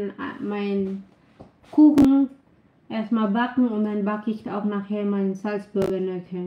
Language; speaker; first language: German; non-native, learner; Filipino